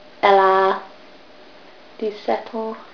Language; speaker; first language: French; non-native, learner; English